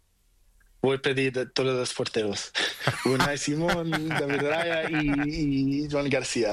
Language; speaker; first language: Spanish; non-native, learner; Portuguese